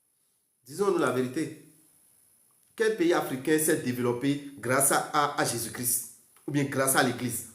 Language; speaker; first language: French; non-native, local second language; Fon